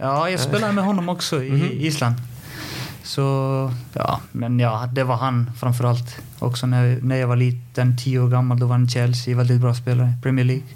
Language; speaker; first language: Swedish; non-native, fluent; Icelandic